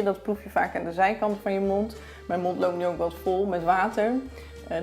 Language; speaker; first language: Dutch; native; Dutch